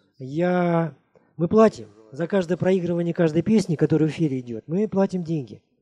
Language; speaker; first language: Russian; native; Russian